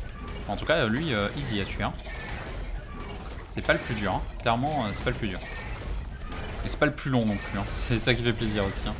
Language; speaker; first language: French; native; French